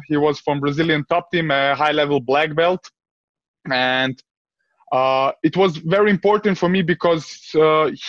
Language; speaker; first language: English; early bilingual, other home language; Serbian